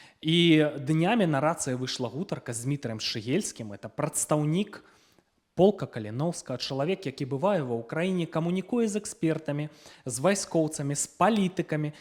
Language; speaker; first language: Belarusian; non-native, local second language; Russian